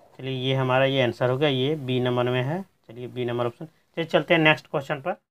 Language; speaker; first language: Hindi; native; Hindi